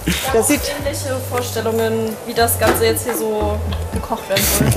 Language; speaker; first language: German; native; German